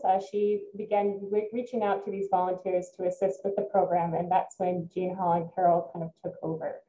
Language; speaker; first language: English; native; English